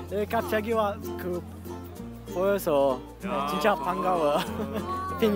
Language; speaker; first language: Korean; non-native, learner; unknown